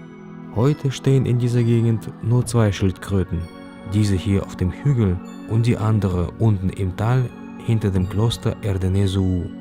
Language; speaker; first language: German; native; German